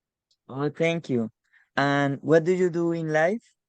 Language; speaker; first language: English; non-native, learner; Spanish